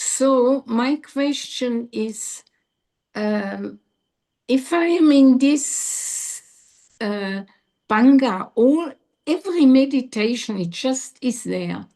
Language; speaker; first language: English; non-native, learner; German